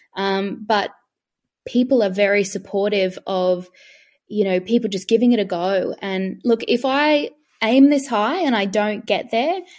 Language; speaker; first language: English; native; English